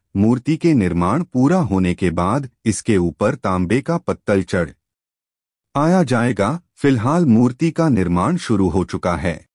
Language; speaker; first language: Hindi; native; Hindi